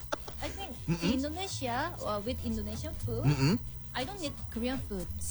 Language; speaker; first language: English; non-native, learner; Korean